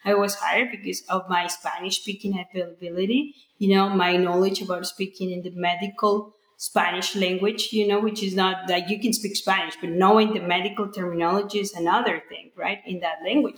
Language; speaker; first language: English; non-native, fluent; Spanish